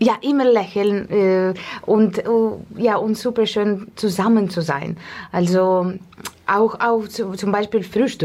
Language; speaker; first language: German; non-native, learner; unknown